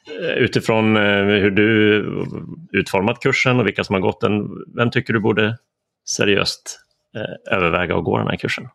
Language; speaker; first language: Swedish; native; Swedish